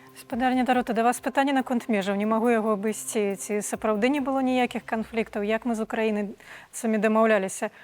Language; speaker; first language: Belarusian; native; Belarusian